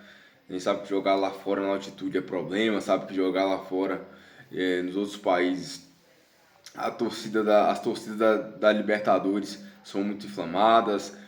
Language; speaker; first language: Portuguese; native; Portuguese